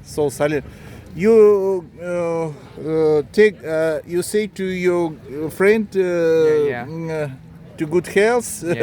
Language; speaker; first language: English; non-native, learner; Kazakh